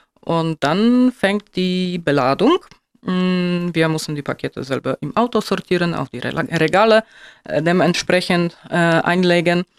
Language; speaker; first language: German; non-native, fluent; Polish